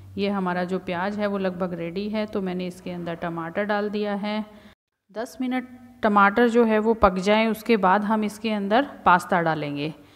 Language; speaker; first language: Hindi; native; Hindi